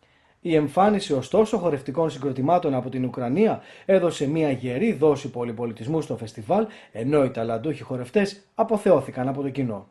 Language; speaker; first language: Greek; native; Greek